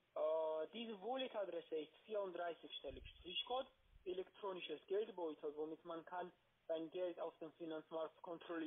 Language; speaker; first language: German; non-native, learner; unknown